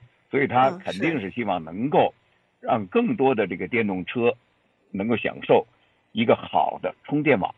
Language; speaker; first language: Chinese; native; Chinese